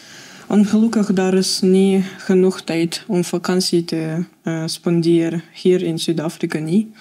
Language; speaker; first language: Dutch; non-native, learner; Russian